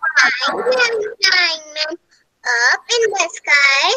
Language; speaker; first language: English; non-native, learner; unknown